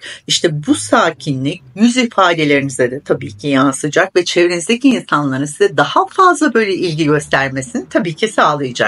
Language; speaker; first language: Turkish; native; Turkish